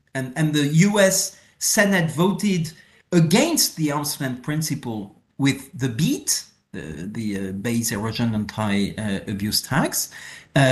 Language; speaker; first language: English; non-native, fluent; French